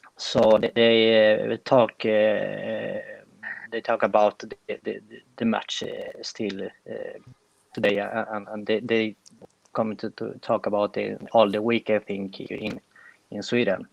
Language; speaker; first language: English; non-native, fluent; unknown